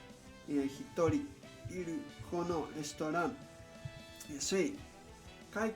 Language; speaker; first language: Japanese; non-native, learner; English